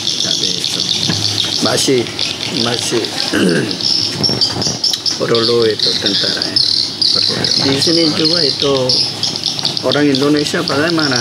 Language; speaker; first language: Indonesian; non-native, learner; Korean